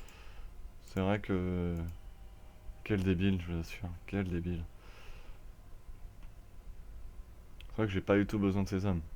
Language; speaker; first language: French; native; French